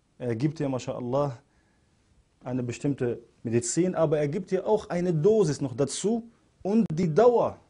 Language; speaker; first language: German; non-native, fluent; Arabic